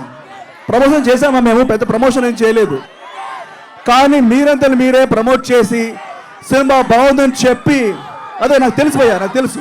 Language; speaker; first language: Telugu; native; Telugu